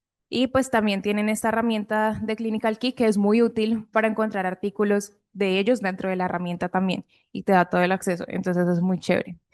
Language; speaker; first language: Spanish; native; Spanish